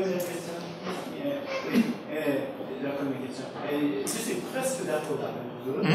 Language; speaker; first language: French; non-native, learner; Japanese